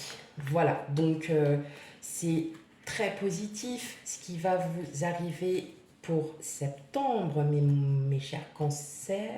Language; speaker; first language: French; native; French